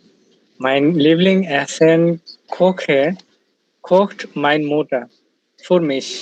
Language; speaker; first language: German; non-native, learner; Bangla